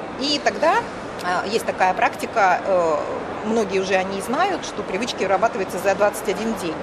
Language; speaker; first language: Russian; native; Russian